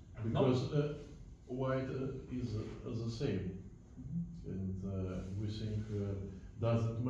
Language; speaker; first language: English; non-native, learner; Russian